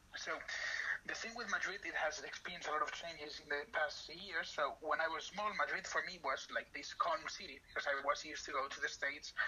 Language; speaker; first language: English; non-native, fluent; Spanish